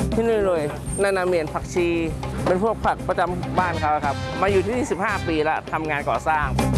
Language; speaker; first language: Thai; early bilingual, other home language; Chinese